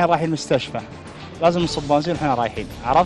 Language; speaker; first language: Arabic; native; Arabic